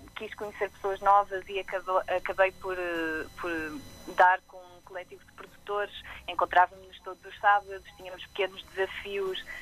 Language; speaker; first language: Portuguese; native; Portuguese